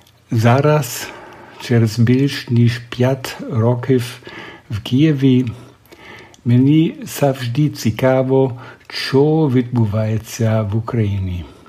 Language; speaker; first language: Ukrainian; non-native, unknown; German